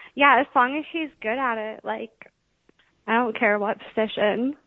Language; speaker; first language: English; native; English